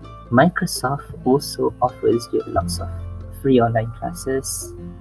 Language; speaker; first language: English; non-native, local second language; Malay